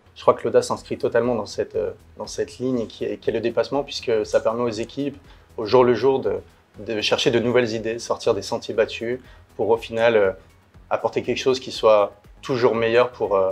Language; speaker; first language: French; native; French